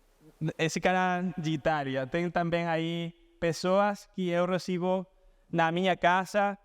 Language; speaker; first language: Portuguese; non-native, fluent; Spanish